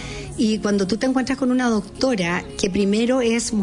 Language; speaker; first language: Spanish; native; Spanish